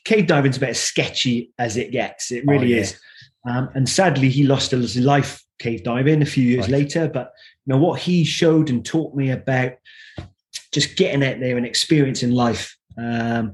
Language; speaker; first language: English; native; English